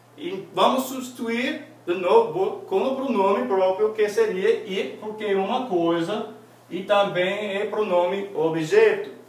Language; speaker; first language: Portuguese; non-native, fluent; English